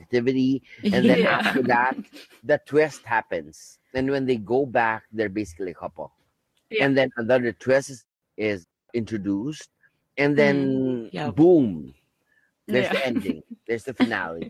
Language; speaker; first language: English; non-native, local second language; Filipino